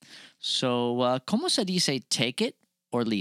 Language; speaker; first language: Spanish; non-native, learner; English